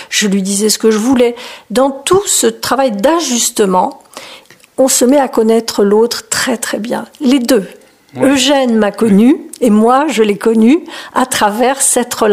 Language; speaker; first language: French; native; French